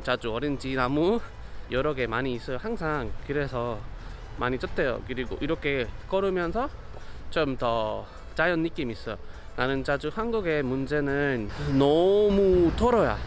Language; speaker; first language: Korean; non-native, learner; Spanish